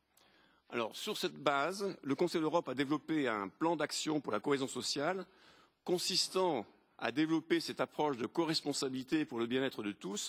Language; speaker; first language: French; native; French